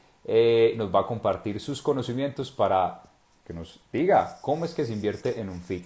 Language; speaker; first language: Spanish; native; Spanish